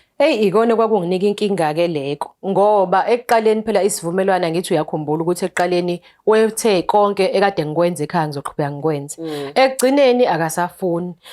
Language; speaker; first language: Zulu; native; Zulu